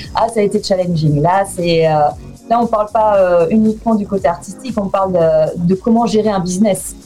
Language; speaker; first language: French; native; French